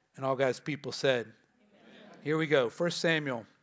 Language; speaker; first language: English; native; English